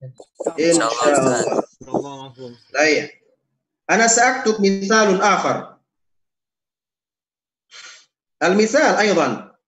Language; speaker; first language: Arabic; non-native, fluent; Indonesian